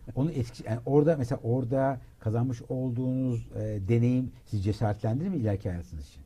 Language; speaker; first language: Turkish; early bilingual, heritage; Turkish